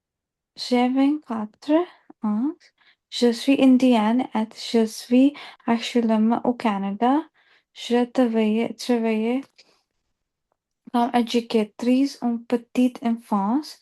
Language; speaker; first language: French; non-native, learner; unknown